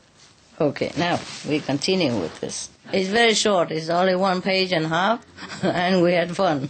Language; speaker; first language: English; non-native, fluent; Vietnamese